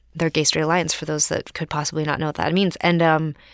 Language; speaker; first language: English; native; English